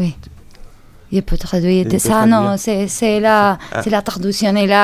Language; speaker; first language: French; non-native, learner; Spanish